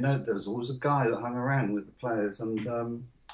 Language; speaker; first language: English; native; English